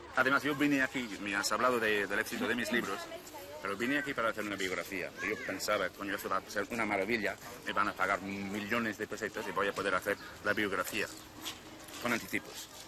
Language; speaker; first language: Spanish; non-native, fluent; English